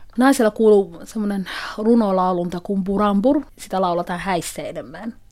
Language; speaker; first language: Finnish; non-native, fluent; Somali